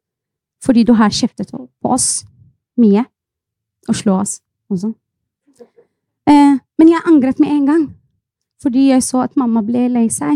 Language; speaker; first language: Norwegian; non-native, fluent; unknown